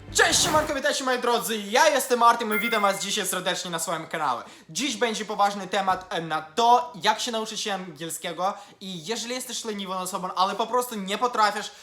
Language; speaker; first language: Polish; non-native, fluent; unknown